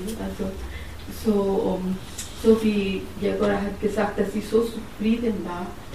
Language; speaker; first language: German; non-native, learner; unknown